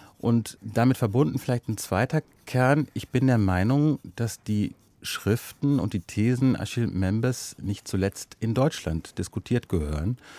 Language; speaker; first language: German; native; German